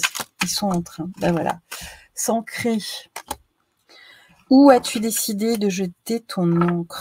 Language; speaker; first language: French; native; French